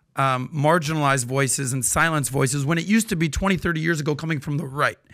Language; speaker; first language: English; native; English